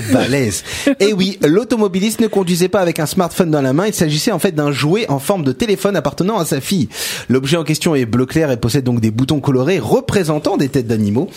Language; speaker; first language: French; native; French